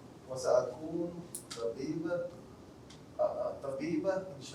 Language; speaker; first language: Arabic; non-native, learner; Urdu